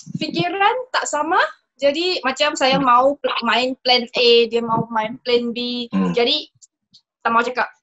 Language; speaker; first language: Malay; non-native, local second language; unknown